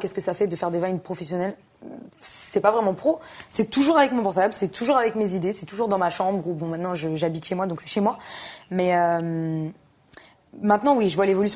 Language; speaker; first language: French; native; French